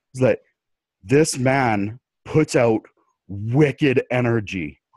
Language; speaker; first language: English; native; English